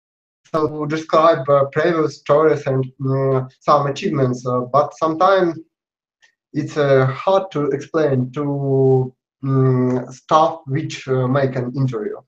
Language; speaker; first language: English; non-native, learner; Russian